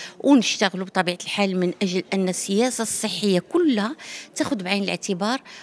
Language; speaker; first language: Arabic; native; Arabic